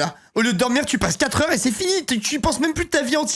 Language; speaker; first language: French; native; French